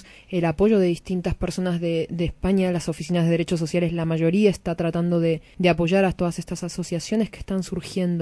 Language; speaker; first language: Spanish; native; Spanish